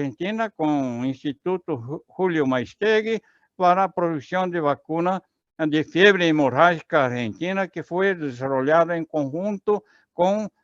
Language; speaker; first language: Spanish; non-native, learner; Portuguese